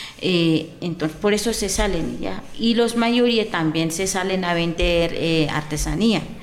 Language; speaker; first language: Spanish; non-native, local second language; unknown